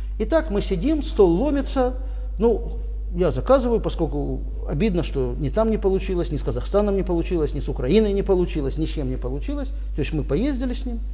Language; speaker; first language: Russian; native; Russian